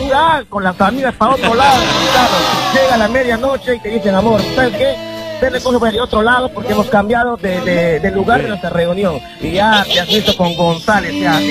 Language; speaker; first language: Spanish; native; Spanish